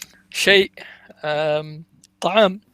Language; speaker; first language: Arabic; non-native, learner; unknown